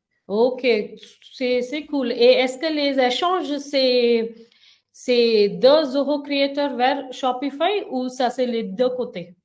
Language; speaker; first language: French; non-native, fluent; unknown